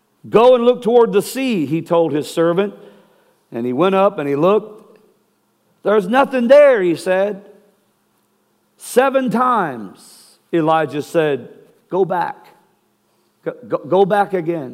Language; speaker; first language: English; native; English